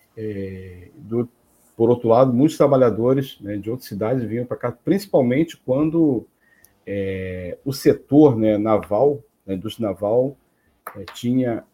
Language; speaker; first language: Portuguese; native; Portuguese